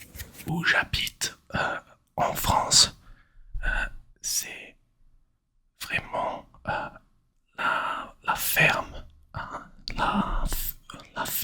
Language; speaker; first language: French; non-native, learner; English